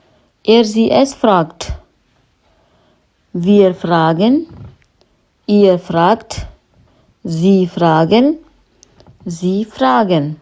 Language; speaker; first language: German; non-native, fluent; Hindi